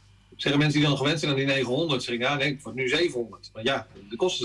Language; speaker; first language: Dutch; native; Dutch